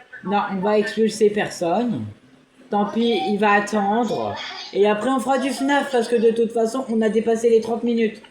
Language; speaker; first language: French; native; French